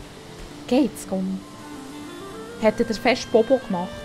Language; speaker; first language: German; native; German